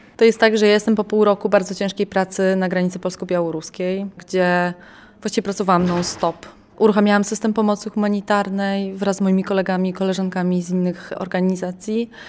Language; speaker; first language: Polish; native; Polish